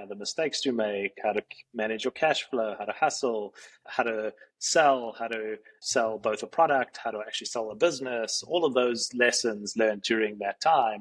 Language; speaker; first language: English; native; English